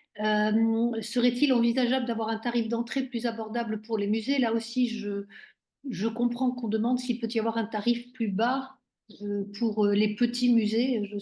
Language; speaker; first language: French; native; French